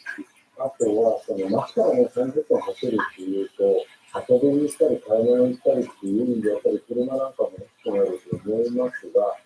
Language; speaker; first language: Japanese; native; Japanese